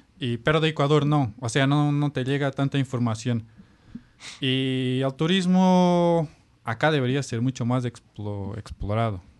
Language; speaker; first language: Spanish; non-native, fluent; Portuguese